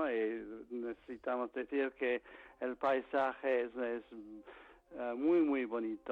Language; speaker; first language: Spanish; non-native, fluent; English